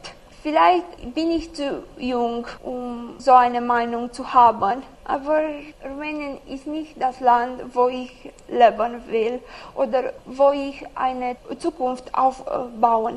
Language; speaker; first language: German; non-native, learner; Romanian